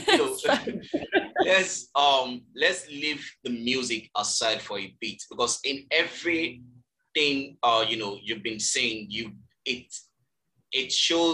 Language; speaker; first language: English; non-native, local second language; Yoruba